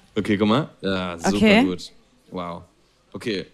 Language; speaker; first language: German; non-native, fluent; Spanish